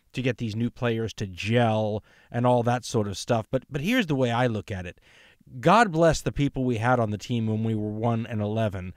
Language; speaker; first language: English; native; English